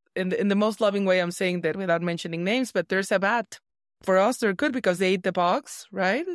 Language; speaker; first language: English; non-native, fluent; Spanish